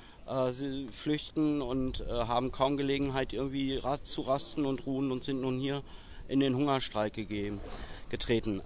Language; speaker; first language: German; native; German